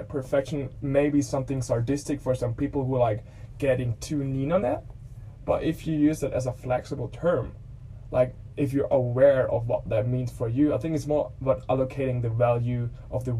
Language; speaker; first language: English; non-native, fluent; German